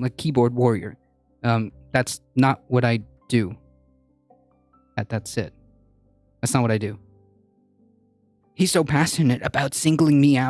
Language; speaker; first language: English; native; English